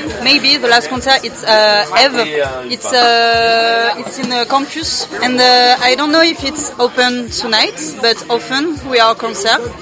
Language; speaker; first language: English; non-native, learner; French